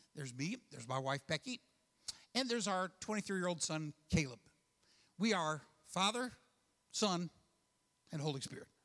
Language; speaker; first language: English; native; English